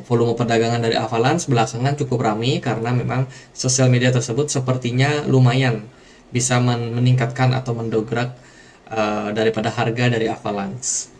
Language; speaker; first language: Indonesian; native; Indonesian